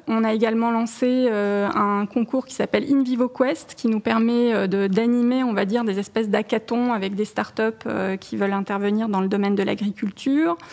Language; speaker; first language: French; early bilingual, other home language; Arabic